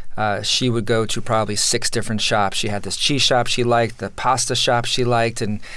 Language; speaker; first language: English; native; English